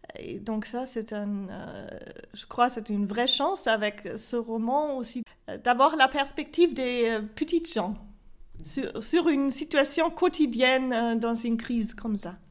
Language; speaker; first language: French; non-native, fluent; German